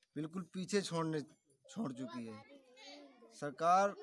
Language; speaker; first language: Hindi; native; Hindi